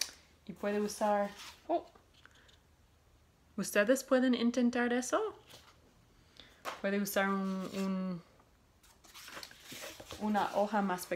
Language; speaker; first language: Spanish; non-native, fluent; English